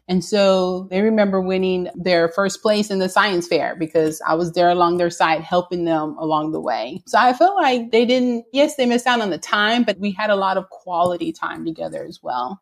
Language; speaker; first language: English; native; English